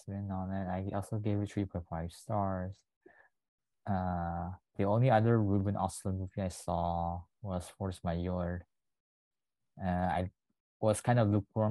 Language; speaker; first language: English; non-native, local second language; Chinese